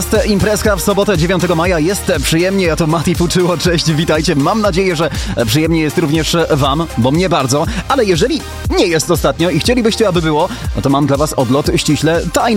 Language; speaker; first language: Polish; native; Polish